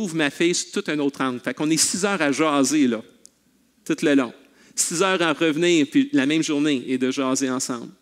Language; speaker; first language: French; native; French